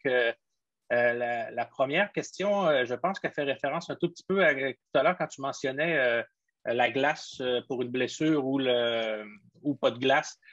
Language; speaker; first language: French; native; French